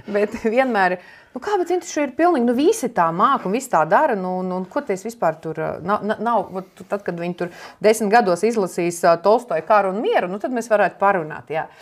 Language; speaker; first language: Latvian; non-native, local second language; Russian